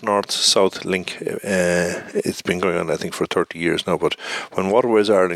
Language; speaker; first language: English; native; English